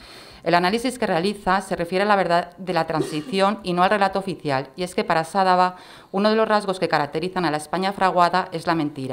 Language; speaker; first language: Spanish; native; Spanish